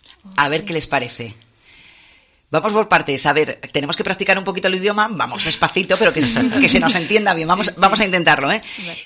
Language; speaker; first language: Spanish; native; Spanish